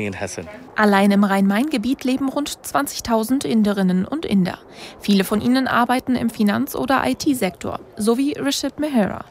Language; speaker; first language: German; native; German